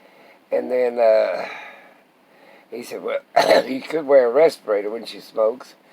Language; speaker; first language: English; native; English